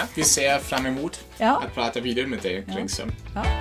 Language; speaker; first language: Swedish; non-native, fluent; German